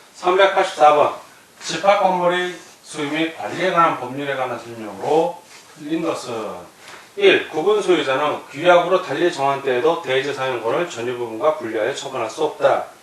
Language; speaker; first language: Korean; native; Korean